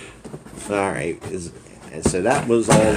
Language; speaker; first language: English; native; English